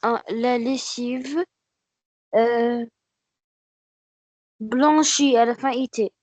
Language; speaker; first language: French; non-native, local second language; Arabic